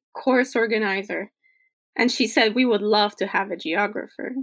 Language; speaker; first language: English; non-native, fluent; Polish